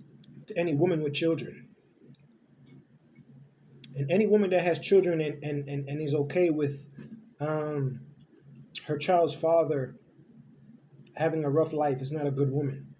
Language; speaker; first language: English; native; English